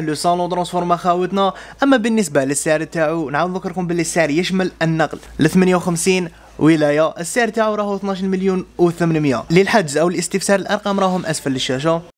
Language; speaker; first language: Arabic; native; Arabic